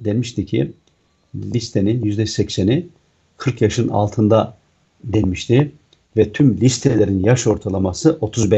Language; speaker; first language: Turkish; native; Turkish